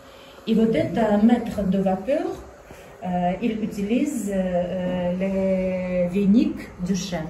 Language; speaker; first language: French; non-native, learner; Russian